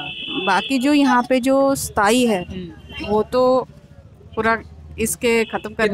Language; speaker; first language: Hindi; non-native, local second language; Marathi